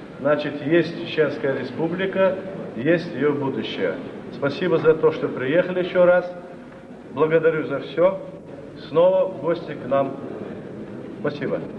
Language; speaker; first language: Russian; non-native, local second language; Chechen